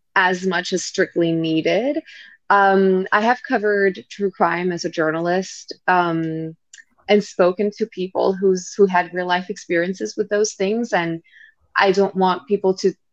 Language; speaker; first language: English; non-native, fluent; French